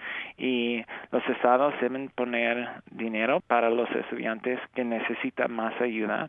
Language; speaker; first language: Spanish; non-native, fluent; English